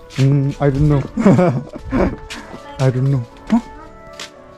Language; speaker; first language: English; non-native, learner; Korean